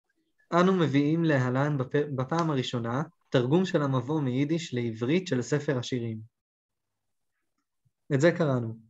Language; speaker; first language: Hebrew; native; Hebrew